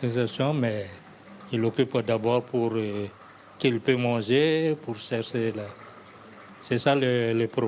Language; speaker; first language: French; non-native, local second language; Malagasy